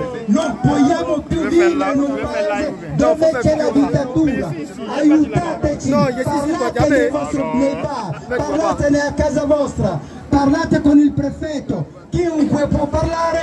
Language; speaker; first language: Italian; non-native, fluent; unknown